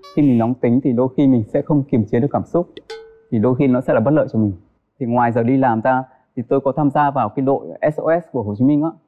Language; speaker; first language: Vietnamese; native; Vietnamese